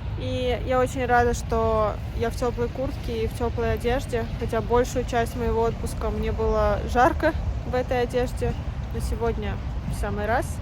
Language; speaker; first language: Russian; native; Russian